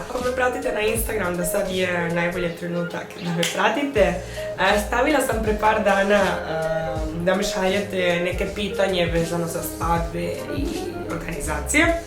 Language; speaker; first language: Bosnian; non-native, fluent; Spanish